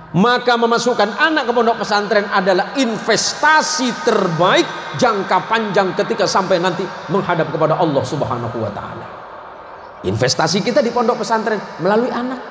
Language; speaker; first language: Indonesian; non-native, local second language; Madurese